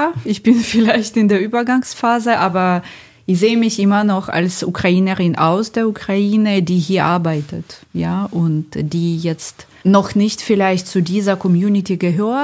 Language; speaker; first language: German; non-native, fluent; Ukrainian